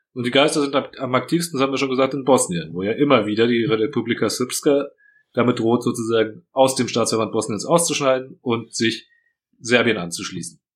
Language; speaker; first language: German; early bilingual, other home language; Croatian